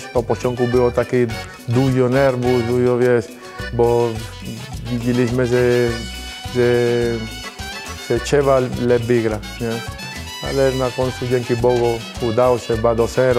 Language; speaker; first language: Polish; non-native, learner; Spanish